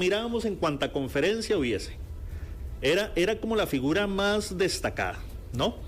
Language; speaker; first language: Spanish; native; Spanish